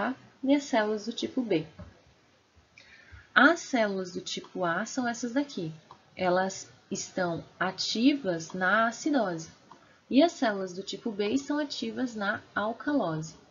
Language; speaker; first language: Portuguese; native; Portuguese